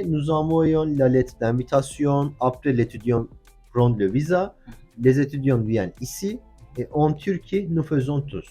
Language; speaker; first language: French; non-native, learner; Turkish